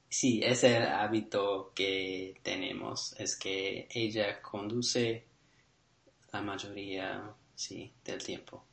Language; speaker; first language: Spanish; non-native, learner; English